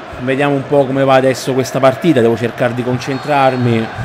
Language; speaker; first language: Italian; native; Italian